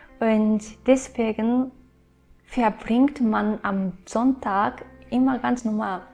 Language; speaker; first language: German; non-native, fluent; Japanese